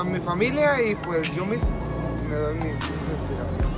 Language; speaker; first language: Spanish; early bilingual, heritage; Spanish